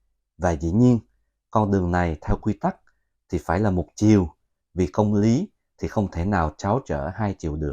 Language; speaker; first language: Vietnamese; native; Vietnamese